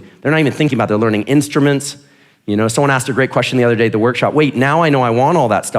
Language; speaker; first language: English; native; English